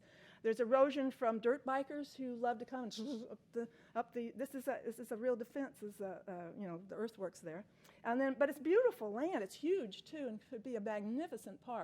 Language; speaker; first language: English; native; English